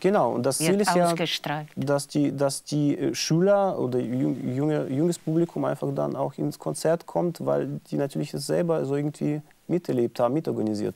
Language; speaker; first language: German; non-native, fluent; Russian